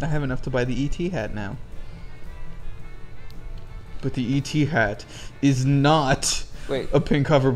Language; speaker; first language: English; native; English